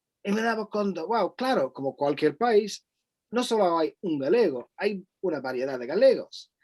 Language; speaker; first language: Galician; non-native, fluent; English